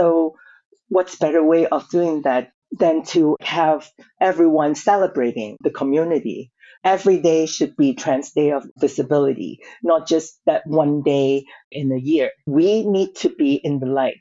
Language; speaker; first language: English; non-native, local second language; Cantonese